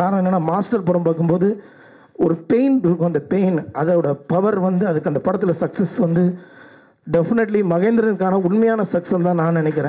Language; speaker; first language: Tamil; native; Tamil